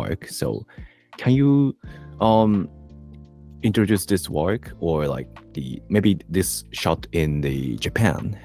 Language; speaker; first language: English; non-native, learner; Japanese